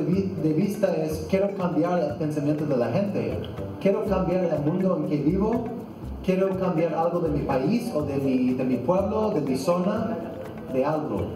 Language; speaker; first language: Spanish; non-native, fluent; English